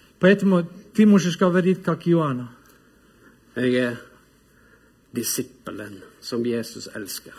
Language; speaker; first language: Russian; non-native, learner; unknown